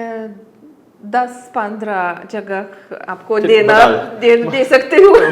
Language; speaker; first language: Hindi; non-native, learner; Lithuanian